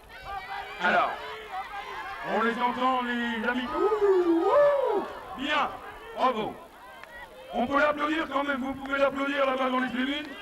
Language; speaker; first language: French; native; French